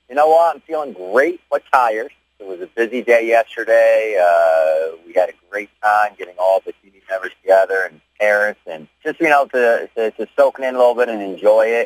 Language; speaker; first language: English; native; English